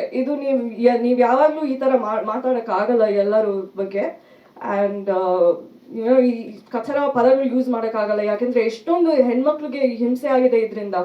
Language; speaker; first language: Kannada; early bilingual, heritage; Kannada